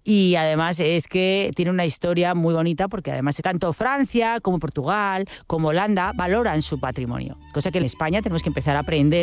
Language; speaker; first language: Spanish; native; Spanish